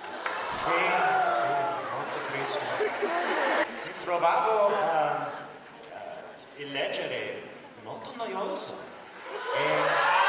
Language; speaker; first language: Italian; non-native, learner; English